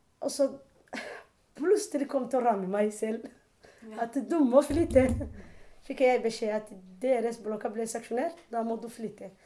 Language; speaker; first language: Norwegian; non-native, learner; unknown